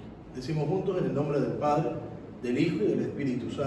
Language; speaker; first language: Spanish; native; Spanish